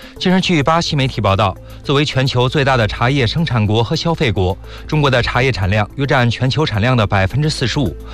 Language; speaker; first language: Chinese; native; Chinese